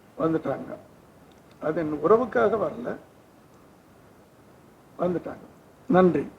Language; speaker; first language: Tamil; native; Tamil